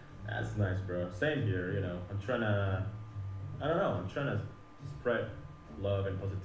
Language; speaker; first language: English; non-native, fluent; Indonesian